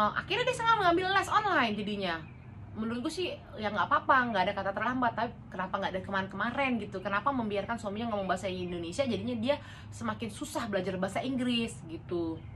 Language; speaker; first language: Indonesian; native; Indonesian